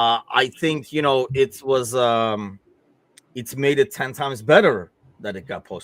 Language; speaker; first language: English; native; English